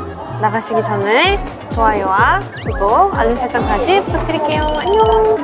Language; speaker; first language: Korean; native; Korean